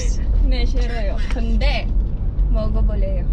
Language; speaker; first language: Korean; non-native, learner; Filipino